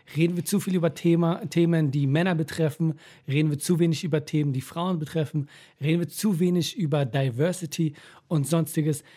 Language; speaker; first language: German; early bilingual, other home language; Persian